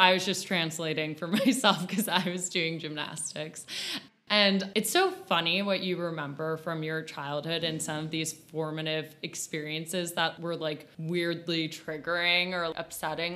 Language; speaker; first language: English; native; English